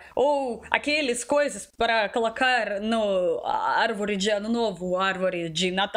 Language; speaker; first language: Portuguese; non-native, learner; Russian